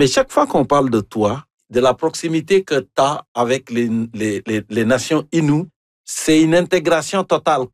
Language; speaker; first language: French; native; French